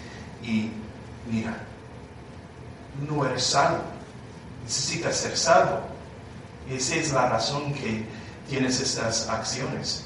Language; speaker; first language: Spanish; non-native, learner; English